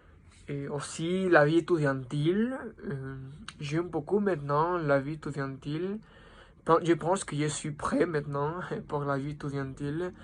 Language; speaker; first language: French; non-native, learner; Spanish